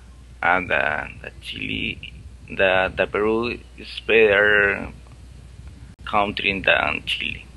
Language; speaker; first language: English; non-native, learner; Spanish